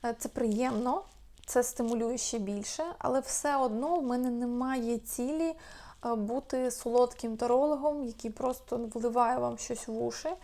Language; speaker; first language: Ukrainian; non-native, local second language; Russian